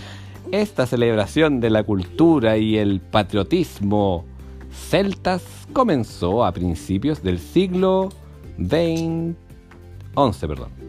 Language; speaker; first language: Spanish; native; Spanish